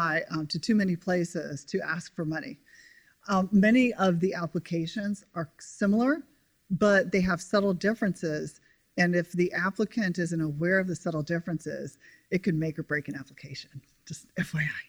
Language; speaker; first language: English; native; English